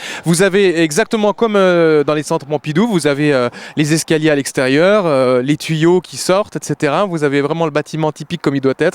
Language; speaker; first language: French; native; French